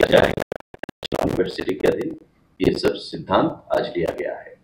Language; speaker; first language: Hindi; non-native, local second language; Bangla